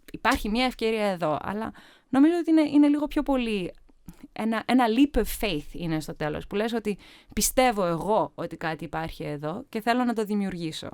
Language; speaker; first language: Greek; early bilingual, heritage; Greek